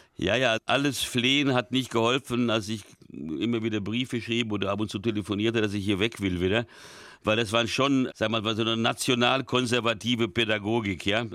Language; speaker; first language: German; early bilingual, other home language; Hungarian